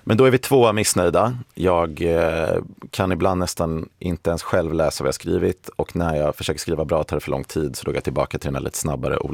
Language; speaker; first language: Swedish; native; Swedish